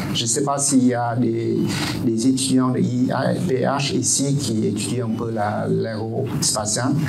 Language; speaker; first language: French; non-native, fluent; Vietnamese